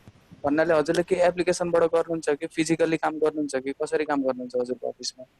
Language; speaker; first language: Nepali; native; Nepali